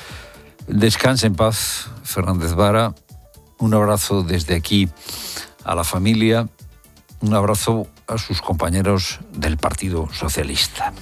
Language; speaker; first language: Spanish; native; Spanish